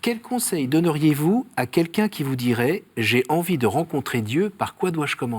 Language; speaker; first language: French; native; French